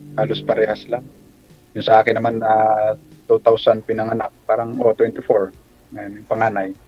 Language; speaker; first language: Filipino; non-native, local second language; Cebuano